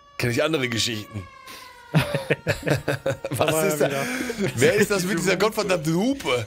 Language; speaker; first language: German; native; German